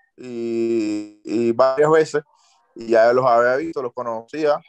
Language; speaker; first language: Spanish; native; Spanish